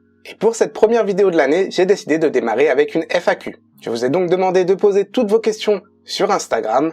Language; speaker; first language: French; native; French